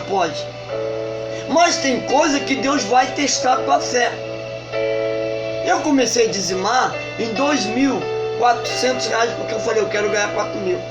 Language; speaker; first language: Portuguese; native; Portuguese